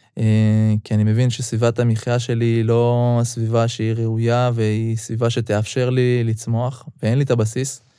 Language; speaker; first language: Hebrew; early bilingual, other home language; Russian